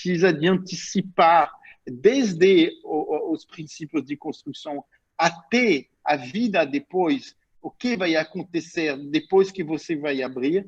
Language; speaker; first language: Portuguese; non-native, fluent; French